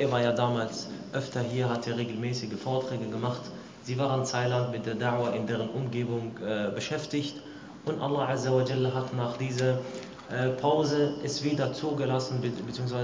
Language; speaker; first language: German; early bilingual, other home language; Arabic